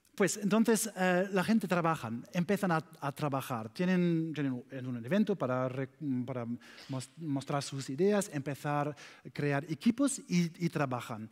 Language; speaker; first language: Spanish; non-native, learner; German